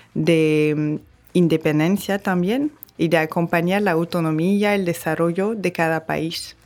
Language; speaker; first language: Spanish; non-native, fluent; French